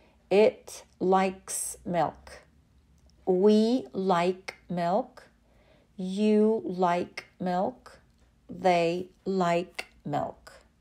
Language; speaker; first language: English; non-native, fluent; Polish